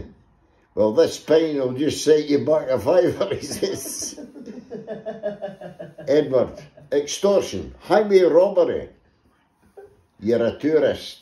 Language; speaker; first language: English; native; English